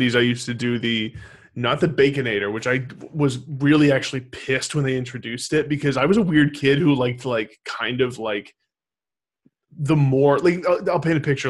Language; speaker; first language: English; native; English